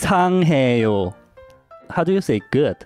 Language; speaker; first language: English; non-native, fluent; Korean